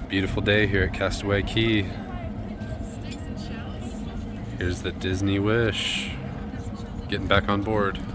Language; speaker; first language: English; native; English